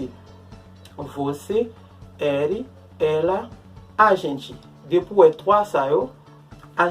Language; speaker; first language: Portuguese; non-native, fluent; Haitian Creole